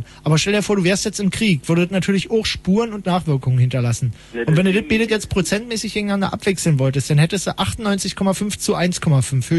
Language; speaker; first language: German; native; German